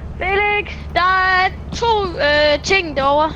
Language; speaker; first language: Danish; native; Danish